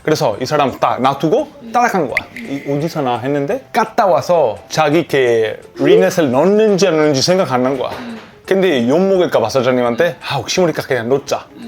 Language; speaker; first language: Korean; non-native, fluent; Italian